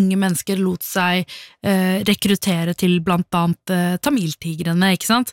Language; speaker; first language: Norwegian; early bilingual, other home language; Tamil